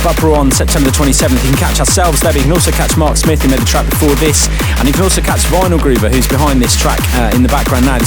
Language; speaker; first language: English; native; English